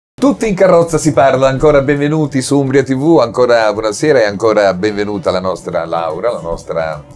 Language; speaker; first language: Italian; native; Italian